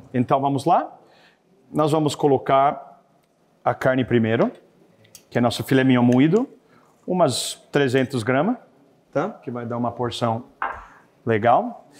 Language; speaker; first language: Portuguese; non-native, fluent; French